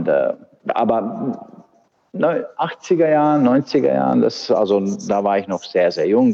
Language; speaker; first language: German; non-native, fluent; Bosnian